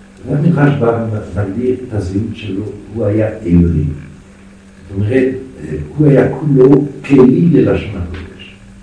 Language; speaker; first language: Hebrew; non-native, fluent; French